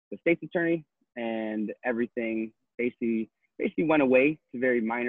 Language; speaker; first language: English; native; English